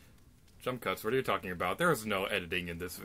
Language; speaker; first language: English; native; English